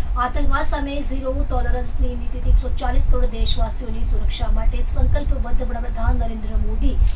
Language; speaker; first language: Gujarati; native; Gujarati